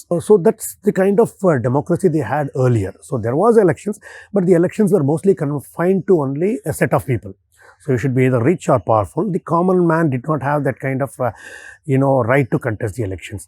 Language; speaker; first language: English; non-native, local second language; Tamil